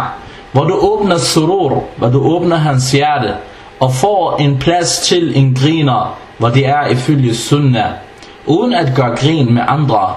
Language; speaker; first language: Danish; non-native, fluent; Arabic